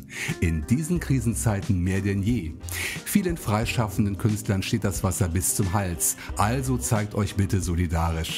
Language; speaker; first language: German; native; German